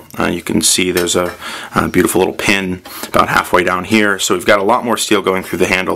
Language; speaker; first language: English; native; English